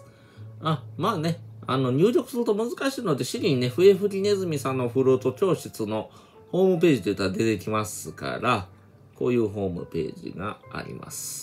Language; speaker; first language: Japanese; native; Japanese